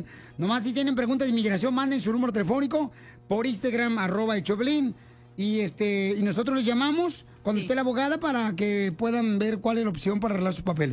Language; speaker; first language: Spanish; native; Spanish